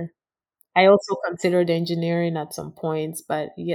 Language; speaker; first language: English; non-native, local second language; Yoruba